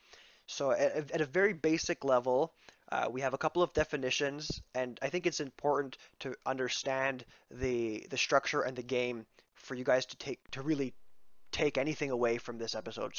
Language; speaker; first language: English; native; English